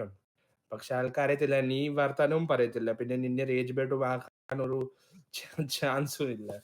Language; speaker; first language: Malayalam; early bilingual, heritage; Malayalam